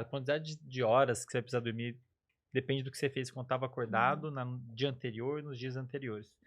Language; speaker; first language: Portuguese; native; Portuguese